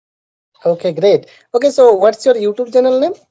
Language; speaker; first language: English; non-native, learner; Bangla